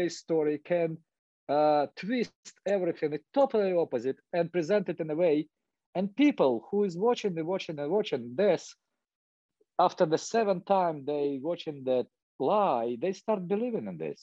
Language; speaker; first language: English; non-native, fluent; Ukrainian